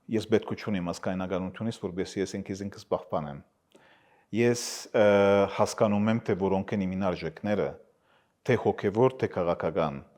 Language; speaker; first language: Armenian; early bilingual, heritage; Armenian